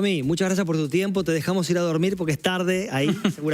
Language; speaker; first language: Spanish; native; Spanish